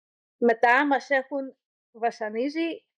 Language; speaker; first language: Greek; non-native, learner; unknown